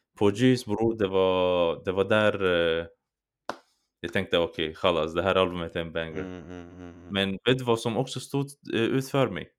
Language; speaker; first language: Swedish; early bilingual, other home language; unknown